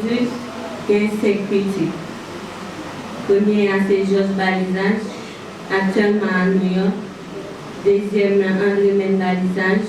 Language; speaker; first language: French; non-native, learner; Haitian Creole